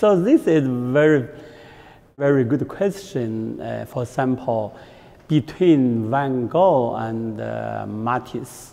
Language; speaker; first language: English; non-native, learner; Chinese